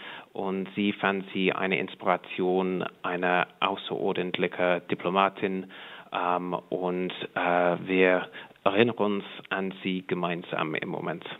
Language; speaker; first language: German; non-native, fluent; English